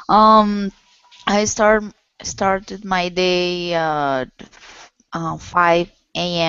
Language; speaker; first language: English; non-native, learner; Spanish